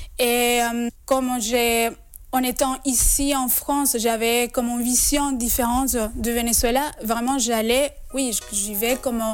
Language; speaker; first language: French; non-native, fluent; Spanish